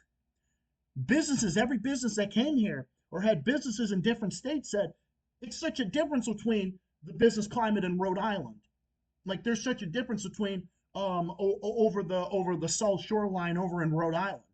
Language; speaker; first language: English; native; English